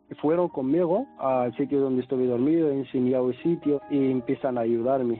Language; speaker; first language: Spanish; non-native, learner; Arabic